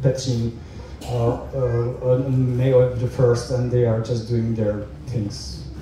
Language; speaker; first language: English; non-native, fluent; Czech